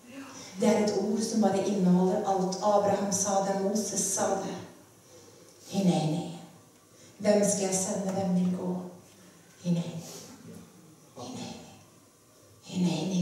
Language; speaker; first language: Norwegian; native; Norwegian